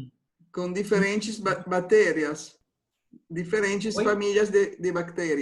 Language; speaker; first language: Portuguese; non-native, fluent; Spanish